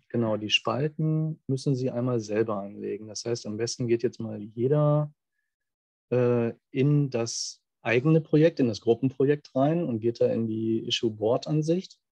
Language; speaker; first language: German; native; German